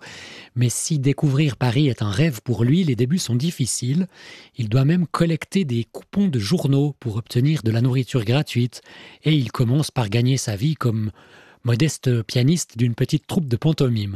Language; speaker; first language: French; native; French